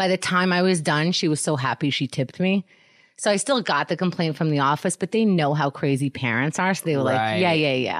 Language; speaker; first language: English; native; English